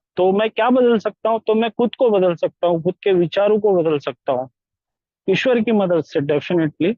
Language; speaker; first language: Hindi; non-native, local second language; Marathi